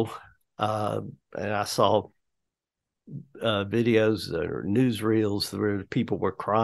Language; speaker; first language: English; native; English